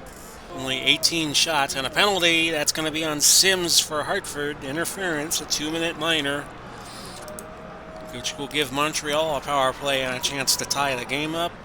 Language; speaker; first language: English; native; English